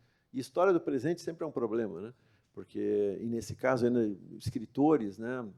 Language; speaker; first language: Portuguese; native; Portuguese